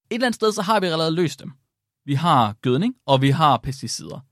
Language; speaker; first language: Danish; native; Danish